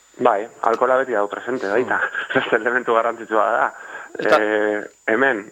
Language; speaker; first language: Basque; native; Basque